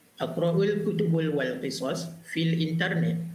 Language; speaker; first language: Arabic; non-native, learner; Malay